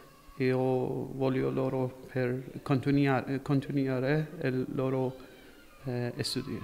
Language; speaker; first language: Italian; non-native, learner; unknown